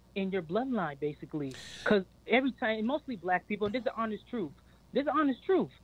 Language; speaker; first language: English; native; English